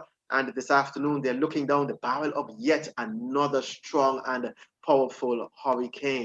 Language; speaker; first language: English; native; English